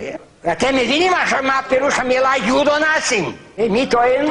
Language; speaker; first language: Hebrew; non-native, fluent; German